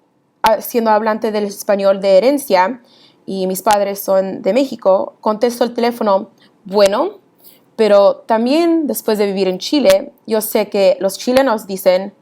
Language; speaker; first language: Spanish; early bilingual, heritage; Spanish